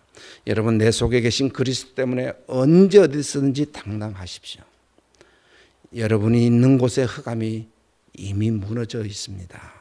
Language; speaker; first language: Korean; native; Korean